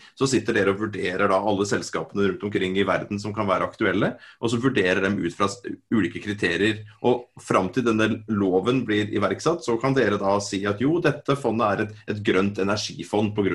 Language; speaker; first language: Norwegian; native; Norwegian